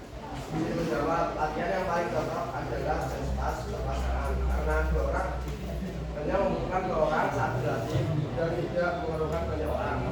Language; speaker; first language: Indonesian; native; Indonesian